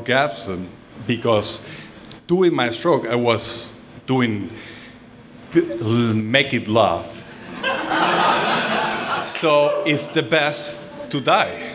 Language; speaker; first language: English; non-native, fluent; Spanish